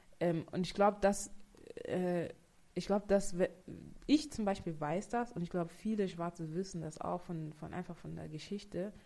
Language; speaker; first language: German; native; German